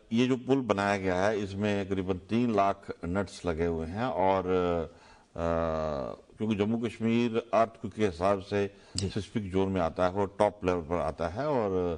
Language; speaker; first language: Urdu; non-native, local second language; Dogri